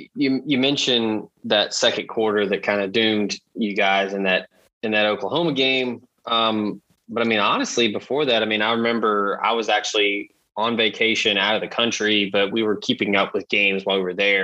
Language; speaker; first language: English; native; English